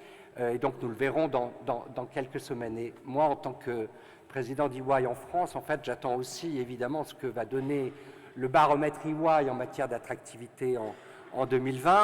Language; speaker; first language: French; native; French